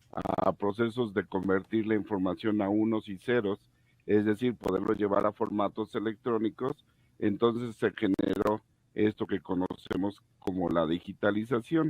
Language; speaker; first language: Spanish; native; Spanish